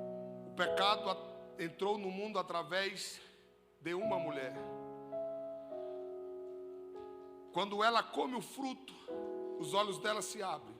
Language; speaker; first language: Portuguese; native; Portuguese